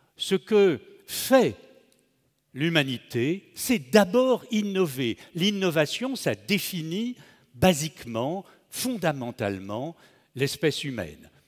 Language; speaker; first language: French; native; French